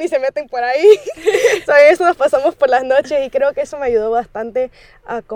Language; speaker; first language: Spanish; early bilingual, heritage; Spanish